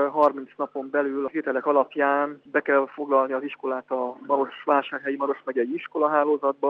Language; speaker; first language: Hungarian; native; Hungarian